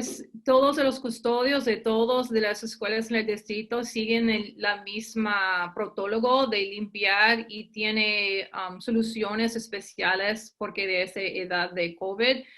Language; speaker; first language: Spanish; early bilingual, heritage; English